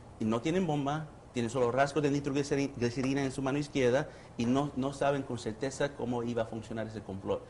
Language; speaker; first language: Spanish; early bilingual, heritage; Spanish